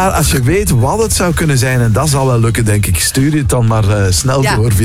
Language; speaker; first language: Dutch; native; Dutch